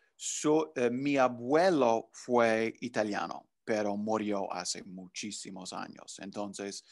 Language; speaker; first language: Spanish; non-native, fluent; English